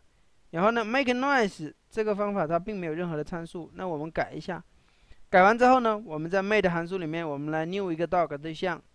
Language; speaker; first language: Chinese; native; Chinese